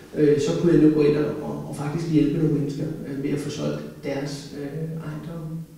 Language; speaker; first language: Danish; native; Danish